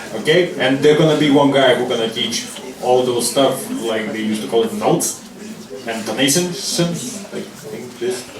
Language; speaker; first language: English; non-native, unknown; Lithuanian